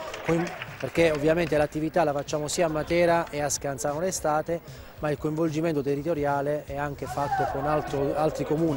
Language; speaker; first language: Italian; native; Italian